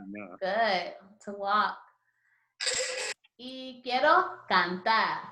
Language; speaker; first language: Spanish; non-native, learner; English